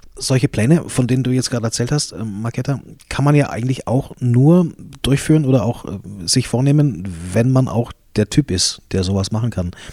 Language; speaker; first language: German; native; German